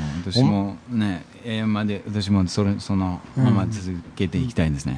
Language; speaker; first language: Japanese; non-native, fluent; English